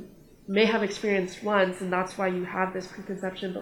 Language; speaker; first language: English; native; English